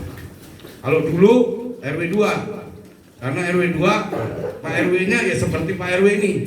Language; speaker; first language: Indonesian; native; Indonesian